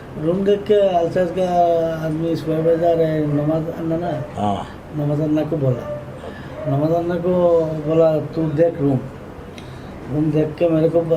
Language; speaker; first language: Hindi; non-native, local second language; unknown